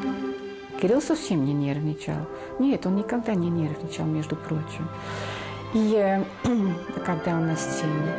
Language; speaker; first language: Russian; non-native, fluent; Dutch